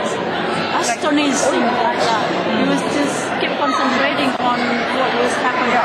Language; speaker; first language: English; non-native, learner; Indonesian